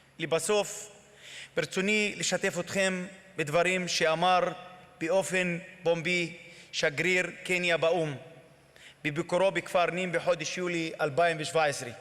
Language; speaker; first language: Hebrew; non-native, local second language; Arabic